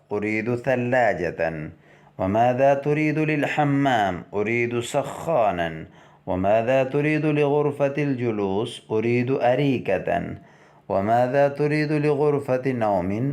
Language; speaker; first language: Arabic; non-native, fluent; Urdu